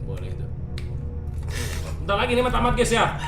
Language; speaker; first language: Indonesian; native; Indonesian